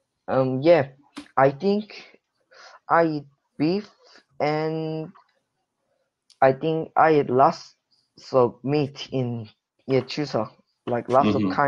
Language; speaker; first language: English; non-native, learner; Korean